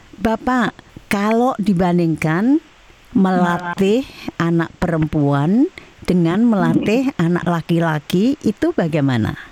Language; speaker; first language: Indonesian; native; Indonesian